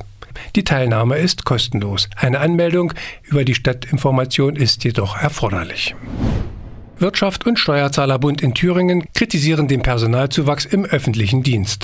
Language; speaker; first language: German; native; German